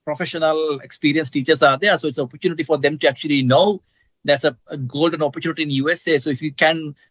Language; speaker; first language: English; non-native, local second language; Sinhala